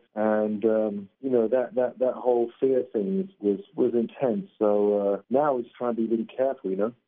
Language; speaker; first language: English; native; English